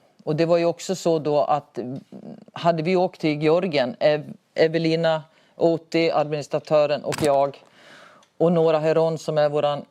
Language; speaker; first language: Swedish; native; Swedish